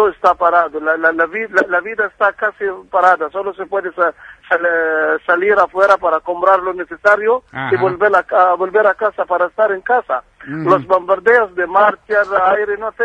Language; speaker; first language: Spanish; non-native, fluent; Arabic